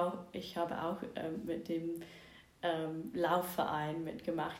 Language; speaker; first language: German; non-native, fluent; English